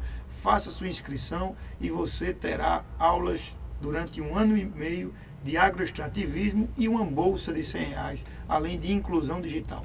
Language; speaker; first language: Portuguese; native; Portuguese